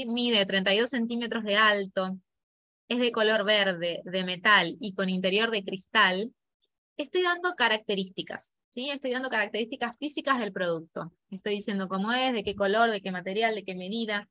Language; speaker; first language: Spanish; native; Spanish